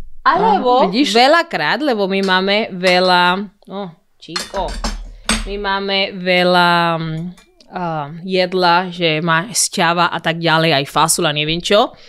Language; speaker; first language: Slovak; non-native, learner; Spanish